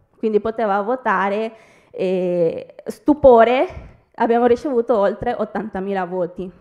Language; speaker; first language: Italian; early bilingual, other home language; Spanish